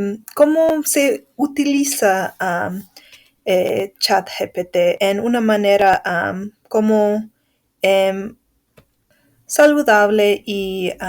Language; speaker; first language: Spanish; non-native, fluent; English